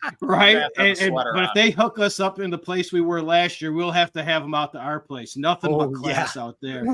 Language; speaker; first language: English; native; English